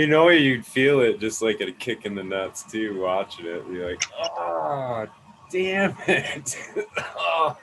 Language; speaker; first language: English; native; English